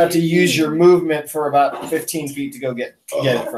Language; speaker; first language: English; native; English